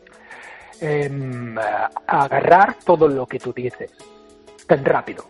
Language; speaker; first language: Spanish; non-native, fluent; English